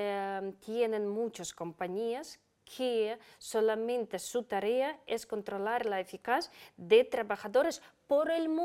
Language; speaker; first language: Spanish; non-native, fluent; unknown